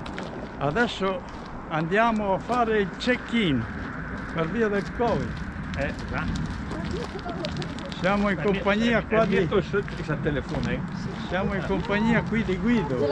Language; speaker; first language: Italian; native; Italian